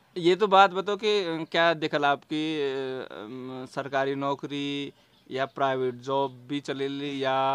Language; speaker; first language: Hindi; non-native, local second language; Garhwali